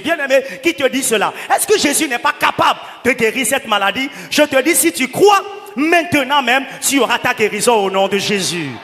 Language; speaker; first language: French; non-native, local second language; Ewe